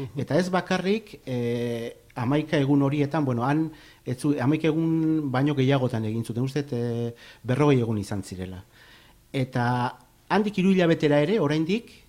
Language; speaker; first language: Basque; native; Basque